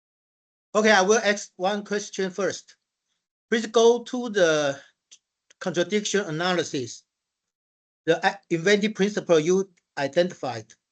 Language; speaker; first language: English; non-native, fluent; Chinese